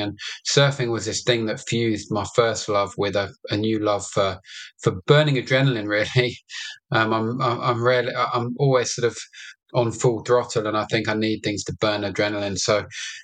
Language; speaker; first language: English; native; English